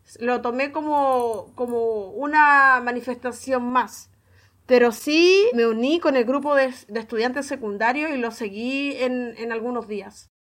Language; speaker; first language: Spanish; native; Spanish